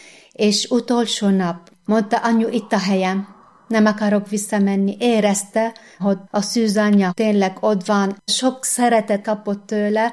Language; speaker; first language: Hungarian; non-native, fluent; Arabic